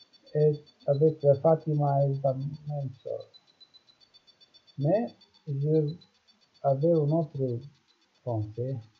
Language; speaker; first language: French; non-native, learner; Romanian